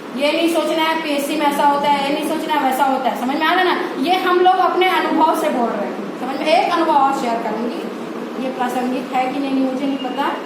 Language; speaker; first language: Hindi; non-native, local second language; Chhattisgarhi